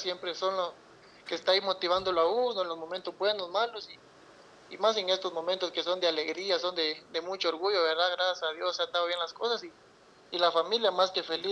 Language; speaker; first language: Spanish; native; Spanish